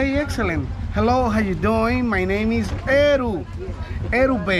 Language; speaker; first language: English; non-native, learner; Spanish